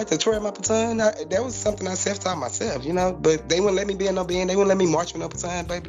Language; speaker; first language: English; native; English